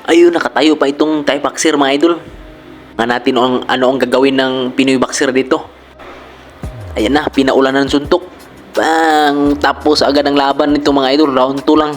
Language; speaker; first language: Filipino; native; Filipino